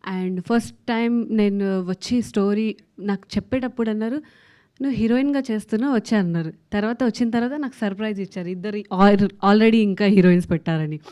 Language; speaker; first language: Telugu; non-native, fluent; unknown